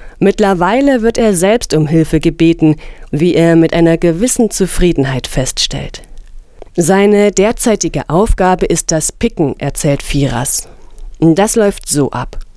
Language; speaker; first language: German; native; German